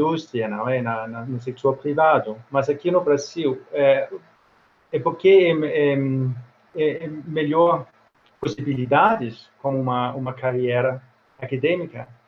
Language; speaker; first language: Portuguese; non-native, fluent; Swedish